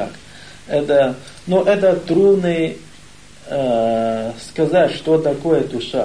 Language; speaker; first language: Russian; non-native, learner; Chinese